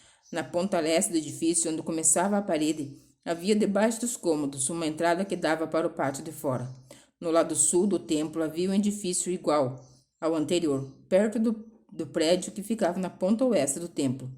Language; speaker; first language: Portuguese; native; Portuguese